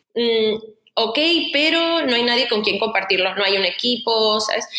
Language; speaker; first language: Spanish; native; Spanish